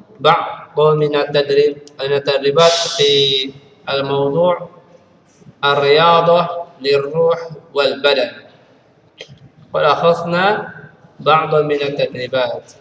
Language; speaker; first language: Arabic; non-native, fluent; Indonesian